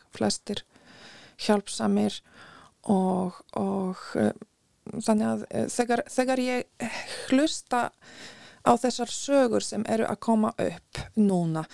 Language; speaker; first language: Icelandic; non-native, fluent; Polish